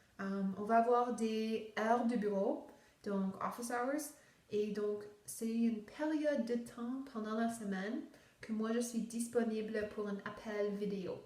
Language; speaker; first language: French; non-native, local second language; English